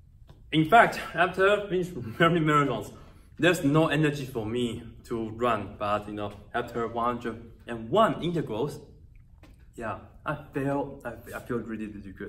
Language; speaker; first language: English; non-native, fluent; Chinese